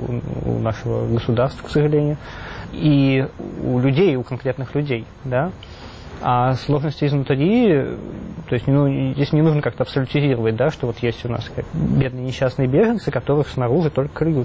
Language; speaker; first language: Russian; native; Russian